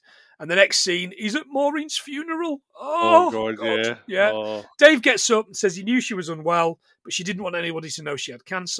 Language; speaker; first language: English; native; English